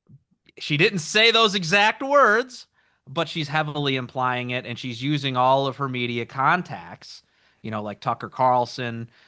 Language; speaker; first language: English; native; English